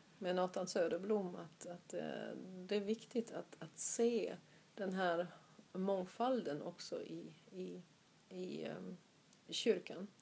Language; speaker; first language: Swedish; non-native, fluent; German